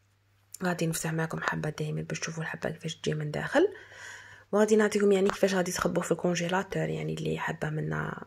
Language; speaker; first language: Arabic; native; Arabic